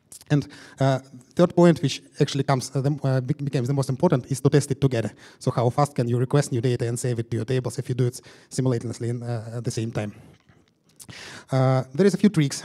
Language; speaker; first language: English; non-native, fluent; Russian